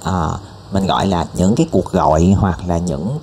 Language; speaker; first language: Vietnamese; native; Vietnamese